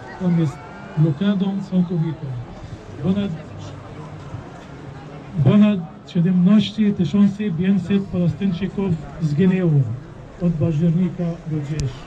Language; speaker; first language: Polish; non-native, fluent; Arabic